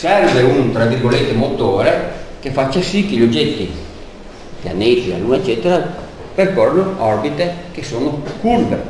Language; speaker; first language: Italian; native; Italian